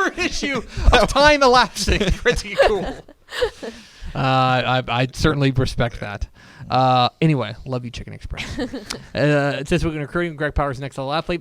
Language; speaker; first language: English; native; English